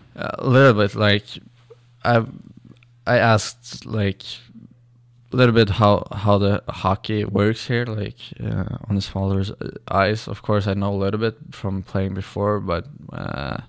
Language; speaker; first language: English; non-native, learner; Swedish